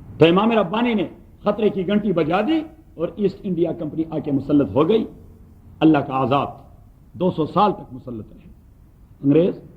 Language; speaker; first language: Urdu; non-native, local second language; Pashto